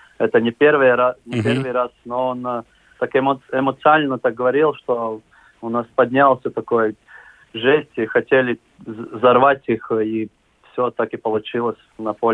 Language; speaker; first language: Russian; non-native, local second language; Latvian